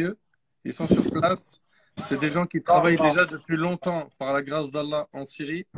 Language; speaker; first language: French; native; French